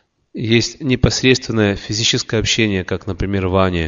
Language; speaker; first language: Russian; native; Russian